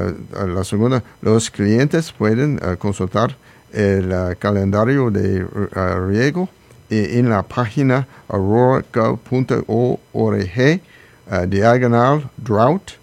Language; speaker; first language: Spanish; non-native, learner; English